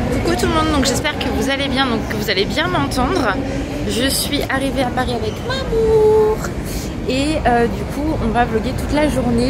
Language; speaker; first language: French; native; French